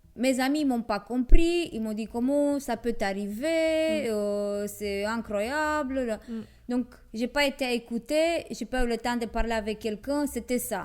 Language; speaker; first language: French; non-native, fluent; Romanian